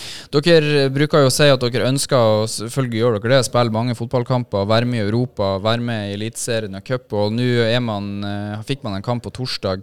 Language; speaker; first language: Norwegian; native; Norwegian